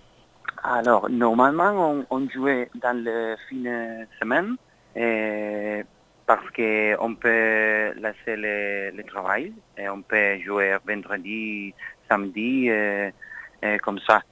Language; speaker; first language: French; non-native, learner; Spanish